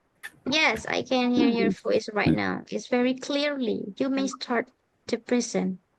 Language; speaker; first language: English; non-native, fluent; Indonesian